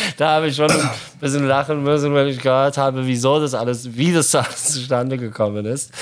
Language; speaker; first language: German; non-native, fluent; Arabic